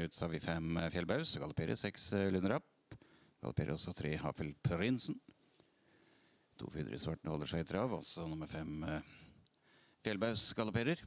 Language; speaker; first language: Norwegian; native; Norwegian